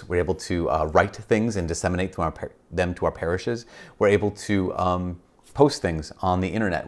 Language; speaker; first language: English; native; English